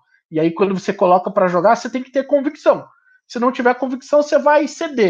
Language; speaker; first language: Portuguese; native; Portuguese